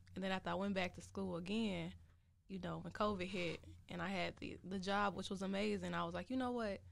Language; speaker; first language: English; native; English